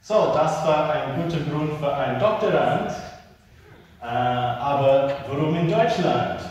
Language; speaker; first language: German; non-native, learner; English